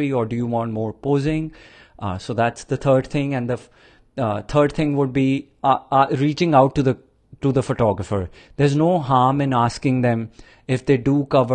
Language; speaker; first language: English; non-native, local second language; Punjabi